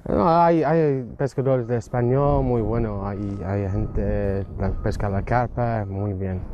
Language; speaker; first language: Spanish; non-native, learner; English